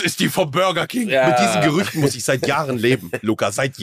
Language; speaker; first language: German; native; German